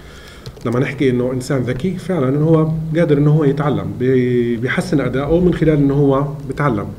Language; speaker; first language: Arabic; native; Arabic